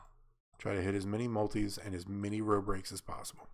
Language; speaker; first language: English; native; English